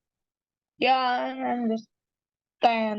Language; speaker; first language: English; non-native, learner; Indonesian